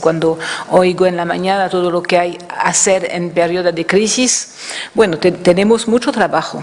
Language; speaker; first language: Spanish; non-native, fluent; French